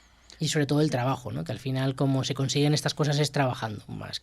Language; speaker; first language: Spanish; native; Spanish